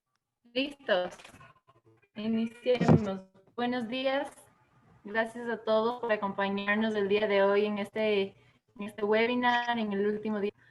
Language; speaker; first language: Spanish; native; Spanish